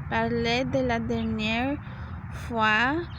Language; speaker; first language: French; non-native, learner; English